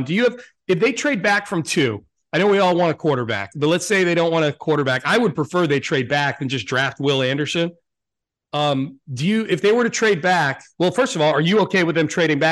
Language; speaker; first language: English; native; English